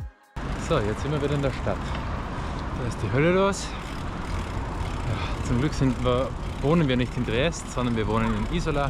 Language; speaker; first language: German; native; German